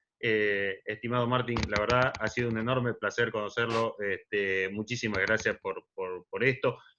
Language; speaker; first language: Spanish; native; Spanish